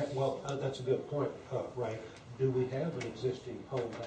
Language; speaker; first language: English; native; English